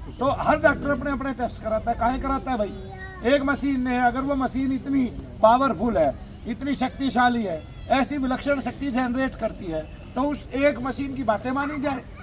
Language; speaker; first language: Hindi; native; Hindi